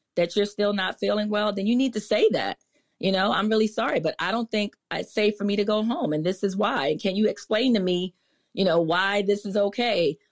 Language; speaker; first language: English; native; English